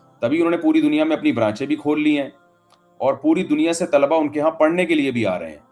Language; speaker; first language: Urdu; native; Urdu